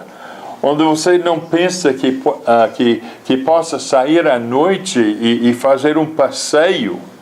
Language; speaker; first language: Portuguese; non-native, fluent; English